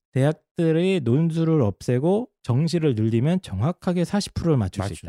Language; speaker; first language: Korean; native; Korean